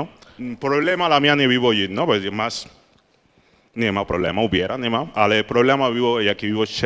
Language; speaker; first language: Polish; non-native, learner; Spanish